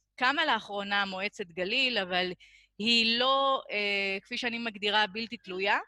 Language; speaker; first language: Hebrew; native; Hebrew